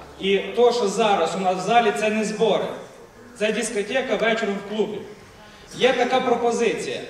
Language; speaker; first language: Ukrainian; native; Ukrainian